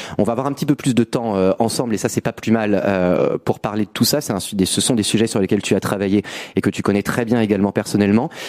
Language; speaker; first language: French; native; French